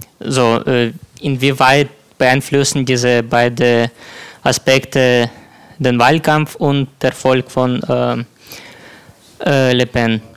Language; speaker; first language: German; non-native, learner; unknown